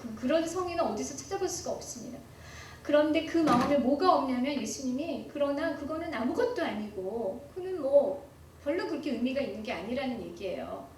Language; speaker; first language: Korean; native; Korean